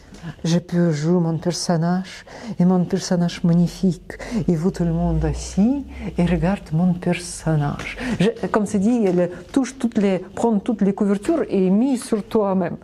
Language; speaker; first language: French; non-native, learner; Russian